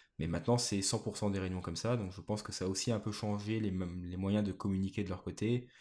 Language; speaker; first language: French; native; French